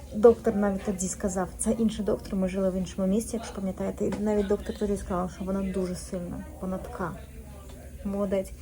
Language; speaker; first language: Ukrainian; non-native, local second language; Russian